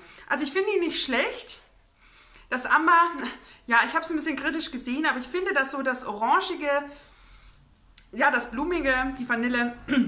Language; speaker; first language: German; native; German